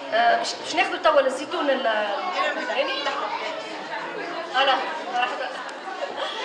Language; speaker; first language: Arabic; native; Arabic